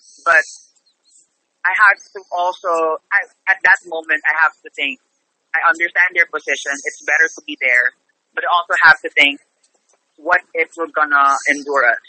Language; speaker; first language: English; non-native, local second language; Filipino